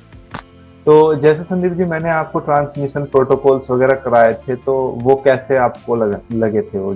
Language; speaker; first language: Hindi; native; Hindi